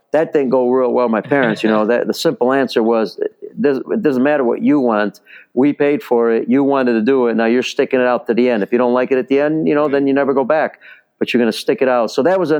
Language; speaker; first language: English; early bilingual, other home language; Italian